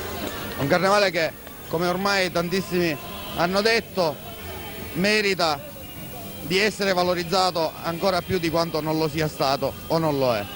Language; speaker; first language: Italian; native; Italian